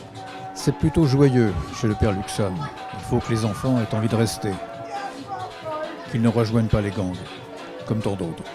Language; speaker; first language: French; native; French